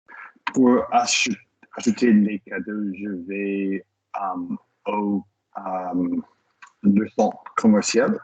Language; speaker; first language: French; non-native, learner; English